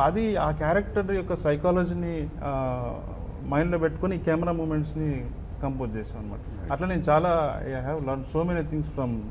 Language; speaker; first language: Telugu; native; Telugu